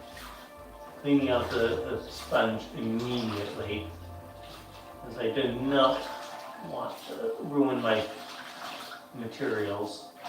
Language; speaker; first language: English; native; English